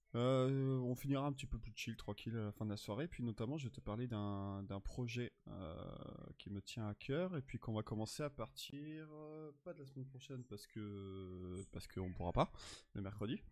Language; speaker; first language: French; native; French